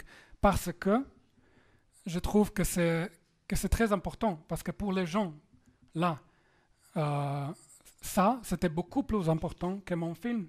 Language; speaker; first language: French; non-native, fluent; Slovenian